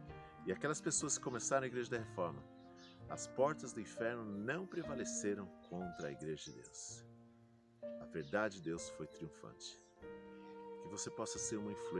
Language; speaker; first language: Portuguese; native; Portuguese